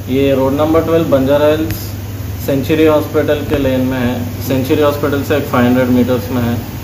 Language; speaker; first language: Hindi; non-native, local second language; Telugu